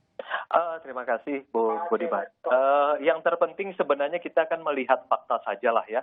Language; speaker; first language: Indonesian; native; Indonesian